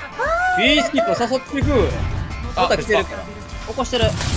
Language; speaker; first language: Japanese; native; Japanese